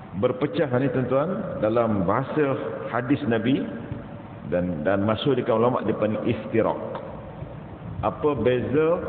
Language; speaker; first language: Malay; native; Malay